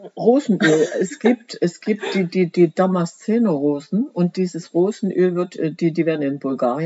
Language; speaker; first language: German; native; German